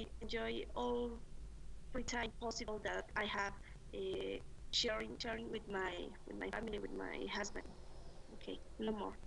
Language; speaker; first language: English; non-native, learner; Spanish